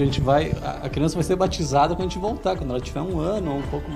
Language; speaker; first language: Portuguese; native; Portuguese